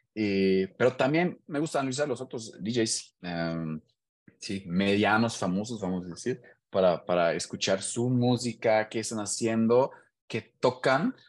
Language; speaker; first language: Spanish; non-native, learner; German